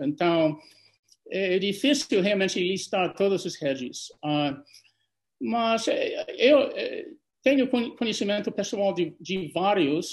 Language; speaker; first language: Portuguese; non-native, fluent; English